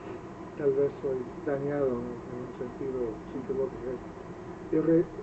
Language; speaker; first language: Spanish; non-native, fluent; Welsh